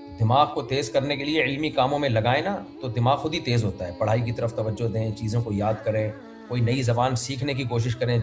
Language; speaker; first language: Urdu; native; Urdu